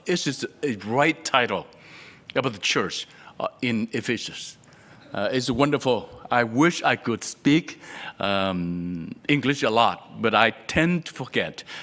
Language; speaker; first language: English; non-native, fluent; Vietnamese